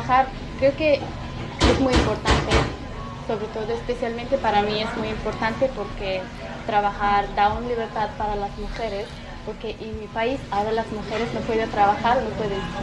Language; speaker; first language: Spanish; non-native, learner; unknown